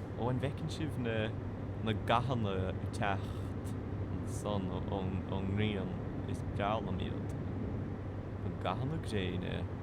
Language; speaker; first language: Irish; native; Irish